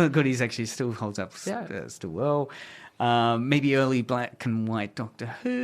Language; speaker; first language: English; native; English